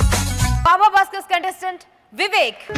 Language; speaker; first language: Telugu; native; Telugu